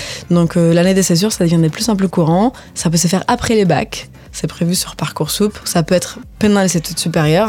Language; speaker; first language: French; non-native, fluent; Spanish